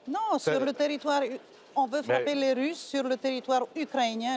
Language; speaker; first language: French; non-native, fluent; Polish